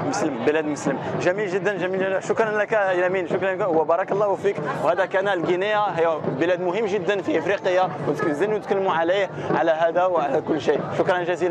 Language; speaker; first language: Arabic; early bilingual, heritage; Arabic